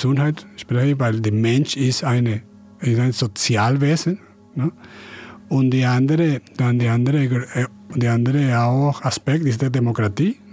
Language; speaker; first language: German; non-native, fluent; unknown